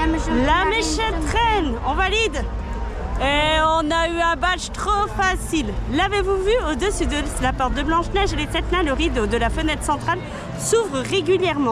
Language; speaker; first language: French; native; French